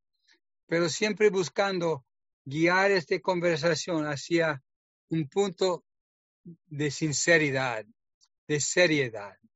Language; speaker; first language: Spanish; non-native, fluent; English